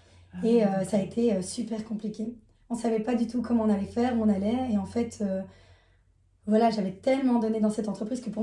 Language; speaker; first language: French; native; French